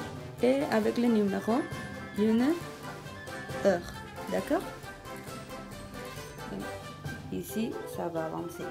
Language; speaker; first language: French; non-native, fluent; Spanish